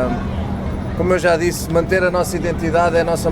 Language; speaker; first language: Portuguese; native; Portuguese